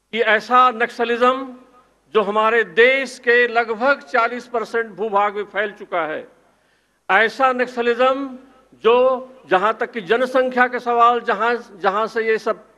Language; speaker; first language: Hindi; native; Hindi